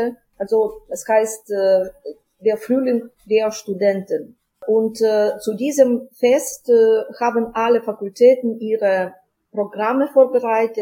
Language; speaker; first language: German; non-native, fluent; Ukrainian